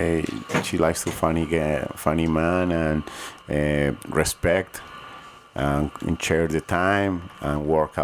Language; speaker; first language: English; non-native, learner; Spanish